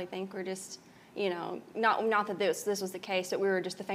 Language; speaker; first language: English; native; English